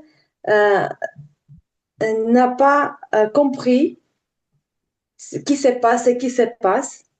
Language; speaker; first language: French; non-native, learner; Ukrainian